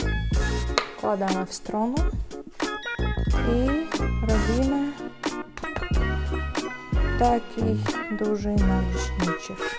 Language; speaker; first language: Polish; non-native, fluent; Ukrainian